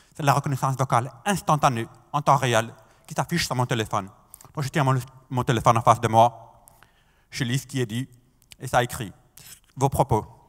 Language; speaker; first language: French; non-native, fluent; English